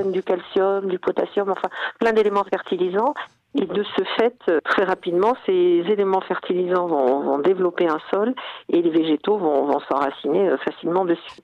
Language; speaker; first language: French; native; French